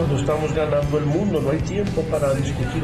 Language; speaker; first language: Spanish; native; Spanish